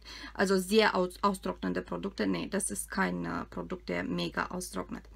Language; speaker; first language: German; non-native, fluent; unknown